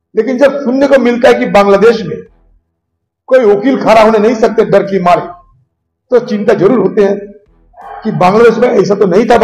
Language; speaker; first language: Hindi; non-native, local second language; Bangla